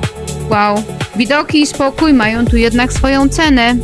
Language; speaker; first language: Polish; native; Polish